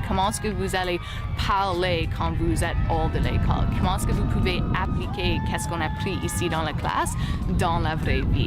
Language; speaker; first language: French; non-native, fluent; English